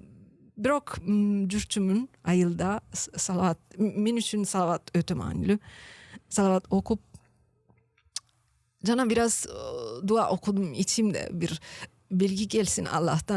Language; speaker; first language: Kyrgyz; non-native, learner; Italian